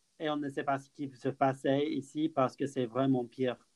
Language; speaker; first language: French; non-native, fluent; English